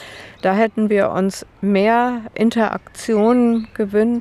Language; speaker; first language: German; native; German